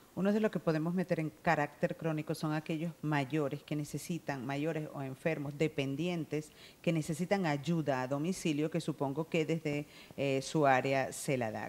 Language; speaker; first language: Spanish; native; Spanish